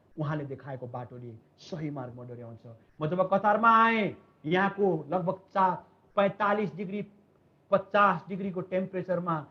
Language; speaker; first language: Nepali; native; Nepali